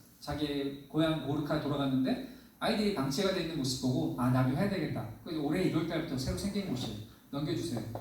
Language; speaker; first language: Korean; native; Korean